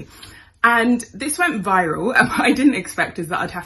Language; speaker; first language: English; native; English